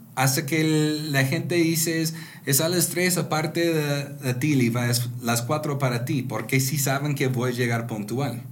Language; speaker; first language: Spanish; non-native, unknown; English